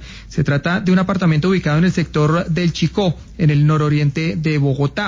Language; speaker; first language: Spanish; native; Spanish